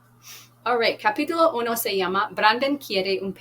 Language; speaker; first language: Spanish; non-native, fluent; English